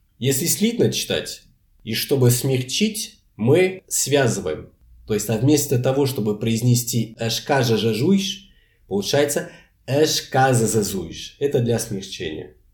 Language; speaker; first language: Russian; non-native, fluent; Portuguese